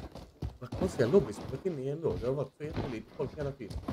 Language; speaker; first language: Swedish; native; Swedish